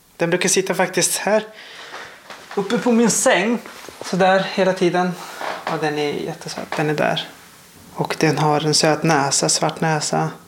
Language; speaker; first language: Swedish; non-native, fluent; Persian